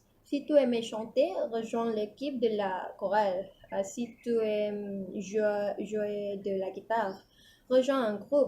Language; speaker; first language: French; non-native, learner; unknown